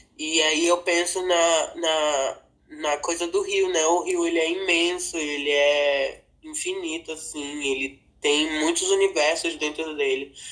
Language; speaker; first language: Portuguese; non-native, local second language; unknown